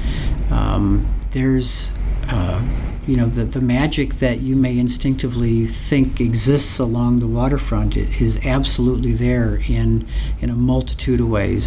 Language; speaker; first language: English; native; English